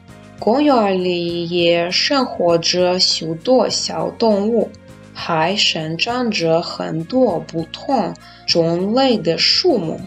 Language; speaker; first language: Chinese; non-native, learner; Russian